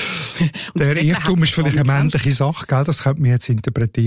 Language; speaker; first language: German; native; German